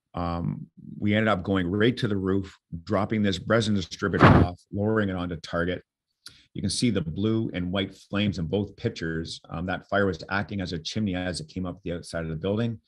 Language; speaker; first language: English; native; English